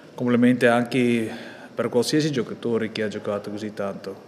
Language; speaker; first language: Italian; non-native, fluent; Afrikaans